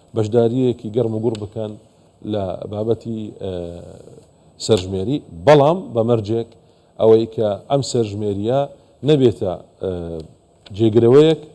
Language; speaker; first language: Central Kurdish; non-native, local second language; Assyrian Neo-Aramaic